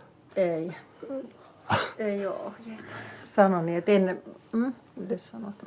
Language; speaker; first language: Finnish; native; Finnish